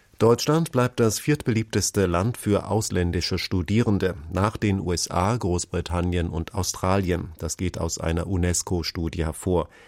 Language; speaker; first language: German; native; German